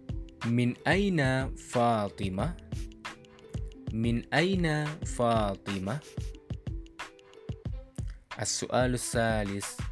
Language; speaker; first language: Arabic; non-native, fluent; Indonesian